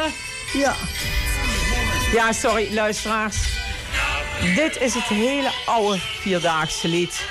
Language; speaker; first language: Dutch; native; Dutch